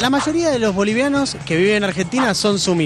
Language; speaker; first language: Spanish; native; Spanish